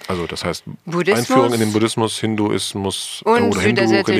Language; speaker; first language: German; native; German